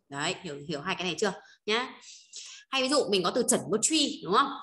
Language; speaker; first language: Vietnamese; native; Vietnamese